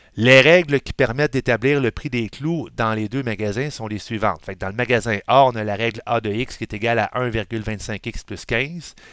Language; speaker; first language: French; native; French